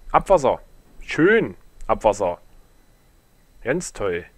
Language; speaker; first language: German; native; German